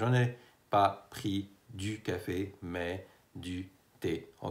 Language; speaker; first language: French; non-native, fluent; Arabic